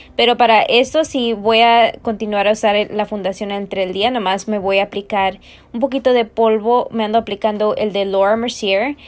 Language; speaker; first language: Spanish; early bilingual, heritage; Spanish